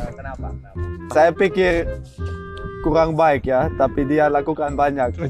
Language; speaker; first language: Indonesian; non-native, learner; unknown